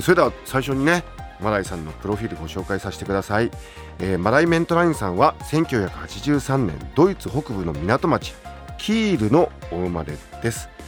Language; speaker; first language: Japanese; native; Japanese